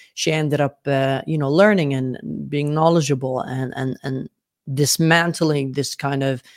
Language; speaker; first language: English; non-native, fluent; Arabic